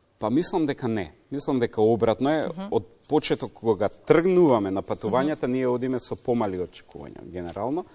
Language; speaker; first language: Macedonian; native; Macedonian